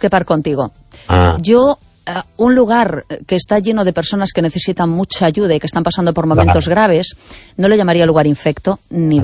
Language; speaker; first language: Spanish; native; Spanish